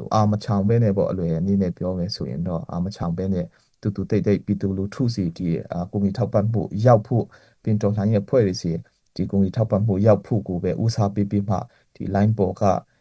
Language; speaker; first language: Burmese; non-native, local second language; Hakha Chin